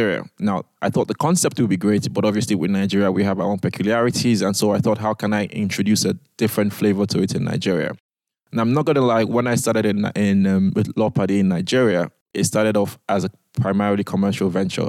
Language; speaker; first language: English; non-native, local second language; Yoruba